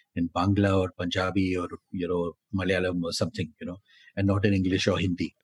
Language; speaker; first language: English; non-native, local second language; Hindi